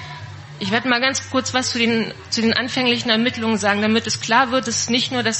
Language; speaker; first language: German; native; German